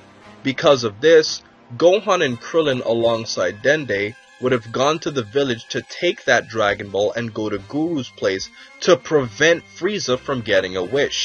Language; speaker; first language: English; native; English